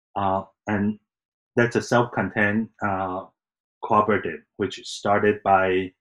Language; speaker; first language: English; non-native, fluent; Chinese